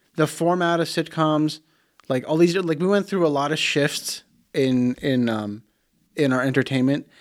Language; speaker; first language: English; early bilingual, other home language; Plautdietsch